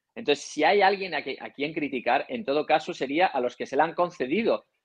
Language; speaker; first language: Spanish; native; Spanish